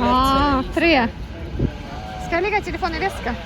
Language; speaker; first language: Swedish; non-native, learner; Russian